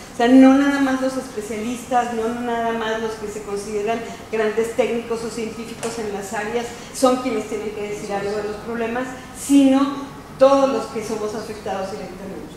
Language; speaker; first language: Spanish; native; Spanish